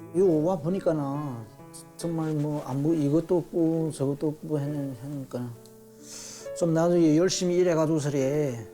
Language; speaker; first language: Korean; early bilingual, heritage; Korean